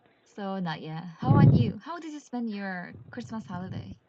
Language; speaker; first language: English; non-native, learner; Korean